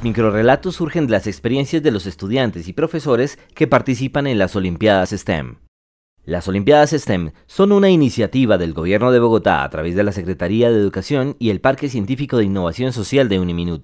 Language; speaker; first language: Spanish; native; Spanish